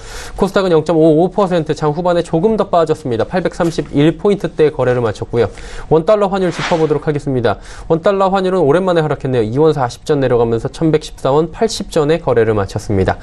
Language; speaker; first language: Korean; native; Korean